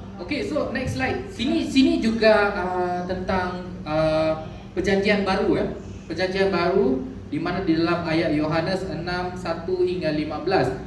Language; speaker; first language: Malay; non-native, local second language; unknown